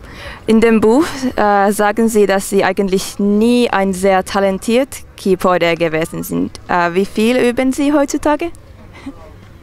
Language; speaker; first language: German; non-native, fluent; Finnish